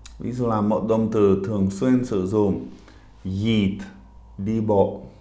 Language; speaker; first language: Vietnamese; non-native, fluent; Czech